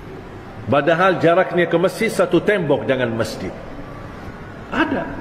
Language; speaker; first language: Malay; non-native, fluent; Arabic